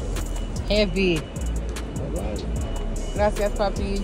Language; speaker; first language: Spanish; non-native, learner; English